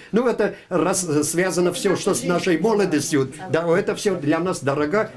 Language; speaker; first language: Russian; non-native, local second language; Armenian